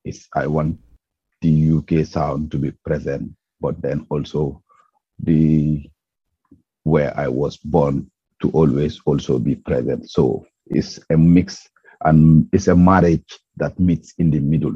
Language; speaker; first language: English; non-native, local second language; Mandingo